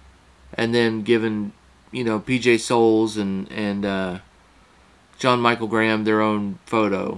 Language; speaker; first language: English; native; English